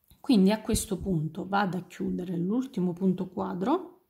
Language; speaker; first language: Italian; native; Italian